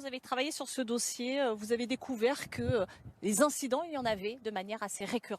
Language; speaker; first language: French; native; French